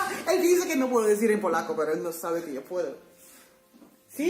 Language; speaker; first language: Spanish; non-native, fluent; Papiamento